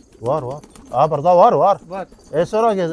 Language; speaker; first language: Turkish; non-native, learner; Arabic